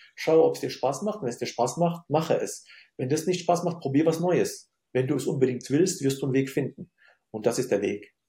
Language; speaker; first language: German; early bilingual, other home language; Arabic